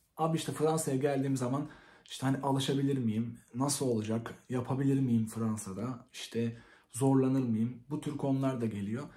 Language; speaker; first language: Turkish; native; Turkish